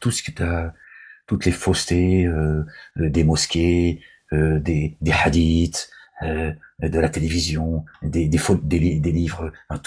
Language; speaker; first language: French; native; French